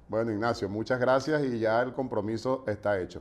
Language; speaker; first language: Spanish; native; Spanish